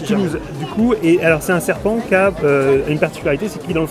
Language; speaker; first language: French; native; French